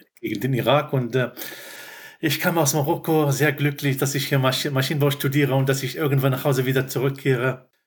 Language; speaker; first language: German; non-native, fluent; Arabic